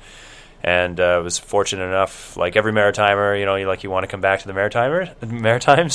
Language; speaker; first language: English; native; English